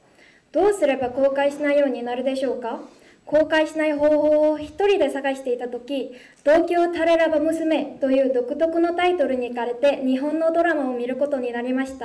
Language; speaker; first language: Japanese; non-native, fluent; Korean